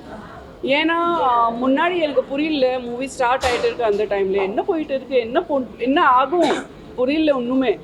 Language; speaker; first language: Tamil; non-native, fluent; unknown